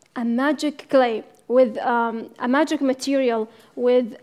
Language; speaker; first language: English; non-native, fluent; Arabic